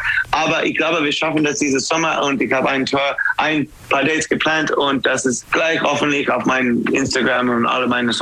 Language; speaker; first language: German; non-native, learner; English